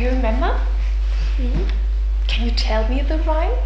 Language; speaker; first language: English; non-native, fluent; German